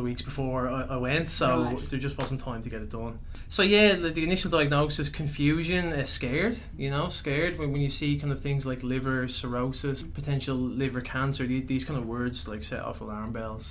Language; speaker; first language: English; native; English